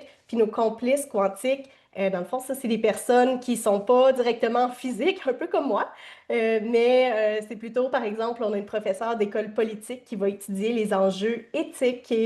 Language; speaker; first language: French; native; French